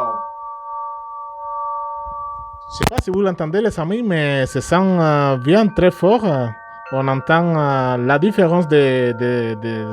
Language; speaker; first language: French; non-native, fluent; Spanish